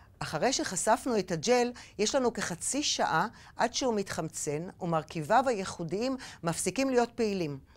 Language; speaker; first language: Hebrew; native; Hebrew